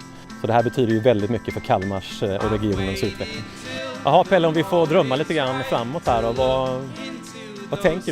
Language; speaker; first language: Swedish; native; Swedish